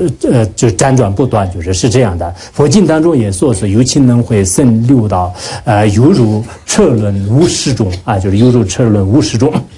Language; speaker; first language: Chinese; non-native, local second language; Tibetan